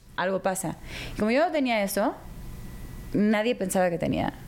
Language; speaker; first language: Spanish; native; Spanish